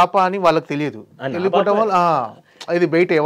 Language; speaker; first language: Telugu; native; Telugu